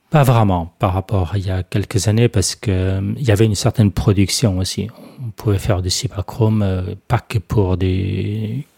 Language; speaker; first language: French; non-native, fluent; Portuguese